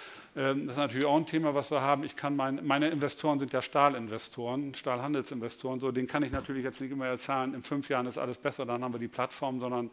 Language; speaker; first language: German; native; German